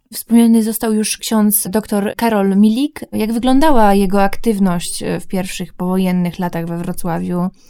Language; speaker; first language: Polish; native; Polish